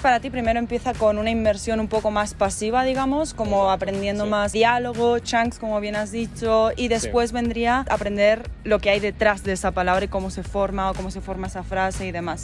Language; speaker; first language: Spanish; native; Spanish